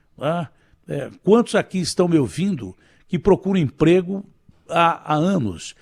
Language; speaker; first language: Portuguese; native; Portuguese